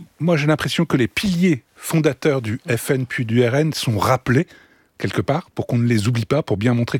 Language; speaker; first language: French; native; French